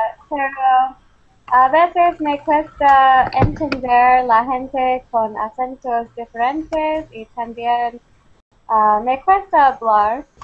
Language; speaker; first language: Spanish; non-native, learner; English